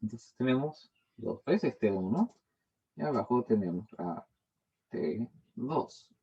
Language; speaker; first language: Spanish; native; Spanish